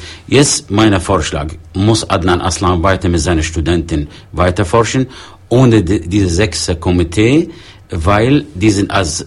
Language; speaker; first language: German; non-native, fluent; Arabic